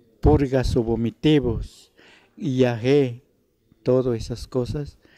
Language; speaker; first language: Spanish; non-native, local second language; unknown